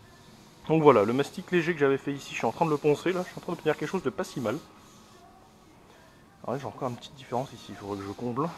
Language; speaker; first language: French; native; French